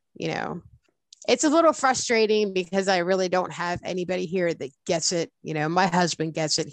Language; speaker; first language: English; native; English